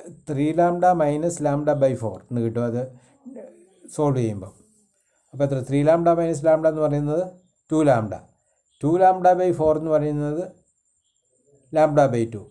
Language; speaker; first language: Malayalam; native; Malayalam